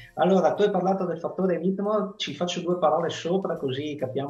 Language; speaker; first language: Italian; native; Italian